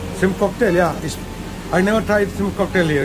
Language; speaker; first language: English; non-native, learner; Sinhala